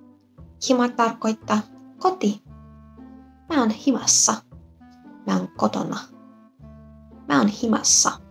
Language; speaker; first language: Finnish; non-native, learner; Russian